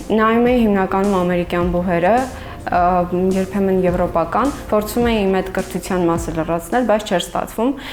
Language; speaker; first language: Armenian; native; Armenian